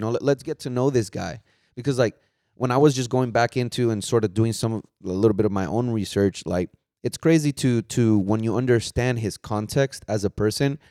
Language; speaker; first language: English; early bilingual, other home language; Spanish